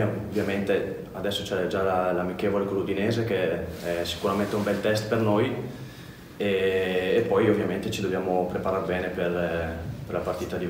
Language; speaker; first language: Italian; native; Italian